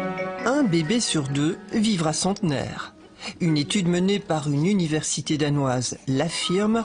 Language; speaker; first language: French; native; French